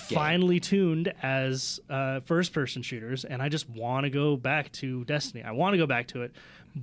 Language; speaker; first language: English; native; English